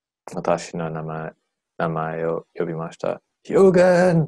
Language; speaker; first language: Japanese; non-native, learner; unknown